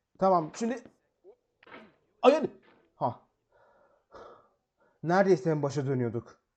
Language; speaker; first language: Turkish; native; Turkish